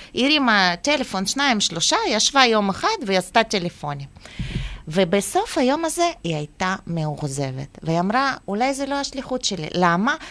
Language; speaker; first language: Hebrew; non-native, fluent; Russian